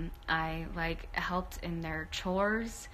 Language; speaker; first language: English; native; English